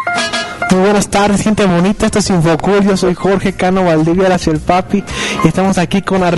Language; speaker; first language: Spanish; native; Spanish